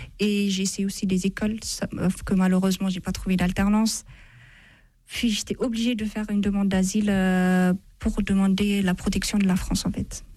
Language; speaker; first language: French; non-native, fluent; Amharic